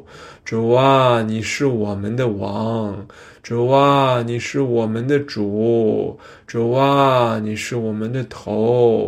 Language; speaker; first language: Chinese; native; Chinese